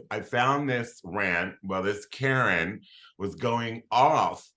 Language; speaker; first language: English; native; English